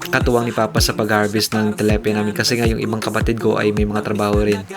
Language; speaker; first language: Filipino; non-native, local second language; Hiligaynon